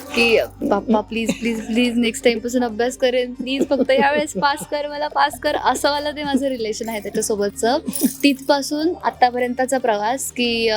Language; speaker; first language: Marathi; native; Marathi